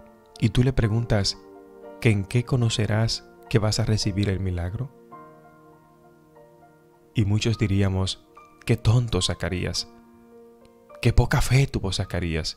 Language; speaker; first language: Spanish; native; Spanish